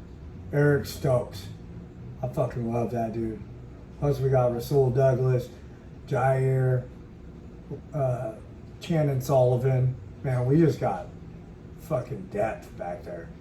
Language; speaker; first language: English; native; English